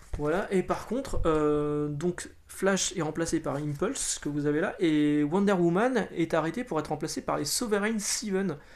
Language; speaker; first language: French; native; French